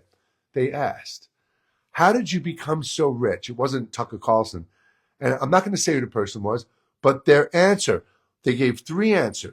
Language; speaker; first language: English; native; English